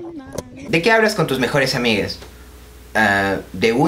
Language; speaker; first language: Spanish; native; Spanish